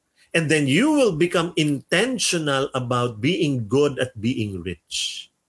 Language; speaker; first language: English; non-native, local second language; Filipino